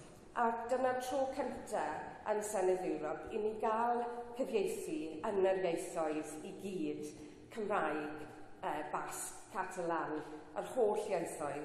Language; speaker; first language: Welsh; non-native, local second language; English